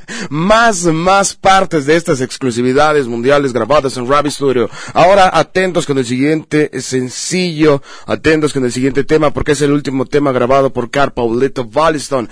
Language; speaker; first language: Spanish; native; Spanish